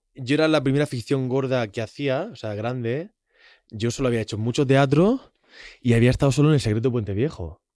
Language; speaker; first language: Spanish; native; Spanish